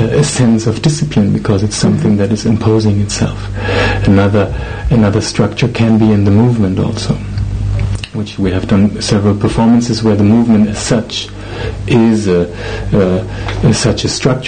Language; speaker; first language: English; non-native, fluent; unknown